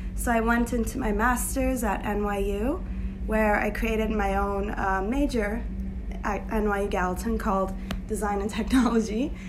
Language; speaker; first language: English; non-native, fluent; Turkish